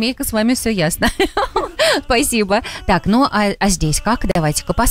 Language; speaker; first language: Russian; native; Russian